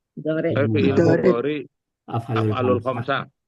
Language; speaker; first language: Arabic; non-native, learner; Indonesian